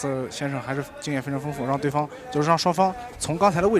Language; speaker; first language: Chinese; native; Chinese